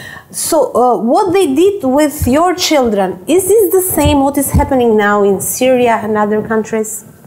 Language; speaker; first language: English; non-native, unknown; Albanian